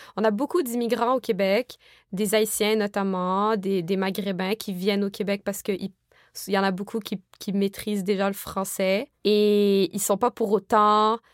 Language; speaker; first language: French; early bilingual, other home language; Arabic